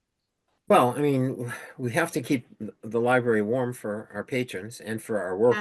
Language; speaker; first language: English; native; English